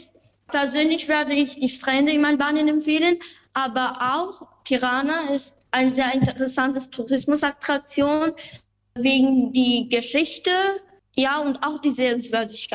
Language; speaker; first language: German; non-native, fluent; Albanian